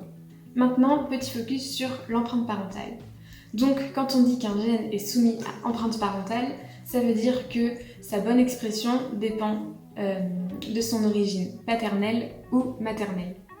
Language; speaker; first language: French; native; French